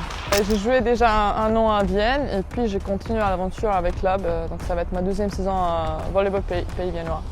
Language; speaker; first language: French; non-native, fluent; Serbian